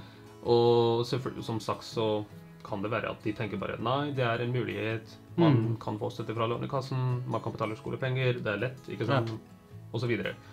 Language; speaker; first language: Norwegian; early bilingual, other home language; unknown